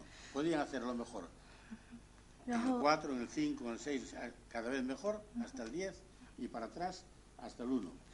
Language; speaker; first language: Spanish; native; Spanish